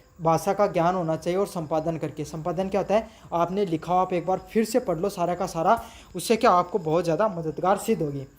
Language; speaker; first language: Hindi; native; Hindi